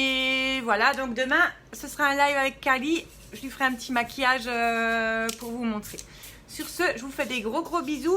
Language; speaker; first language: French; native; French